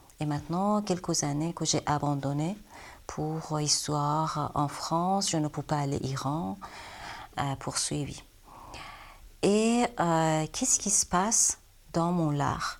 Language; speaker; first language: French; non-native, learner; Persian